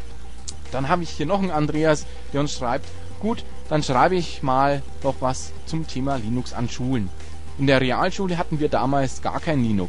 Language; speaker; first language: German; native; German